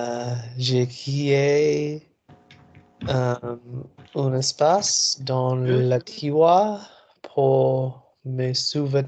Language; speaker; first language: French; non-native, learner; English